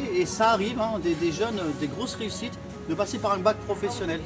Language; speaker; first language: French; native; French